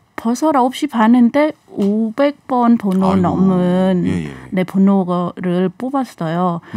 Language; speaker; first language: Korean; non-native, learner; Khmer